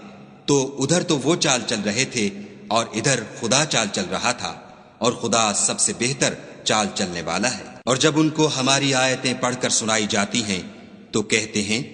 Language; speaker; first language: Urdu; native; Urdu